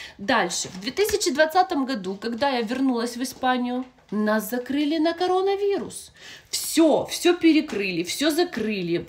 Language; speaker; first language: Russian; native; Russian